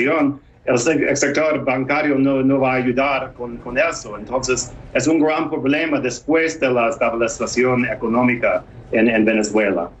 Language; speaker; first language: Spanish; non-native, fluent; English